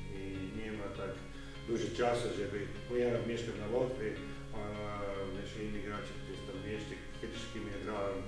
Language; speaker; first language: Polish; non-native, learner; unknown